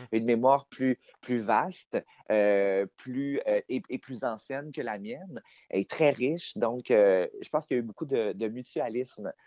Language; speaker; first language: French; native; French